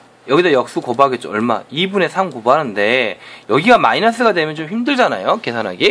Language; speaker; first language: Korean; native; Korean